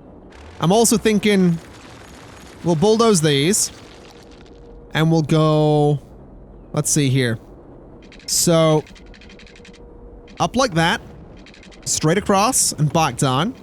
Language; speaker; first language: English; native; English